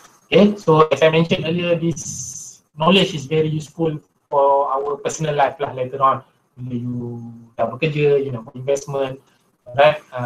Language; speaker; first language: English; non-native, local second language; Malay